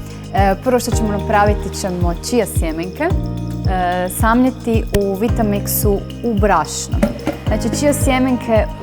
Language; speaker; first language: Croatian; native; Croatian